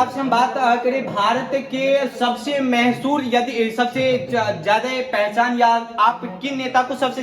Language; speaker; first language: Hindi; native; Hindi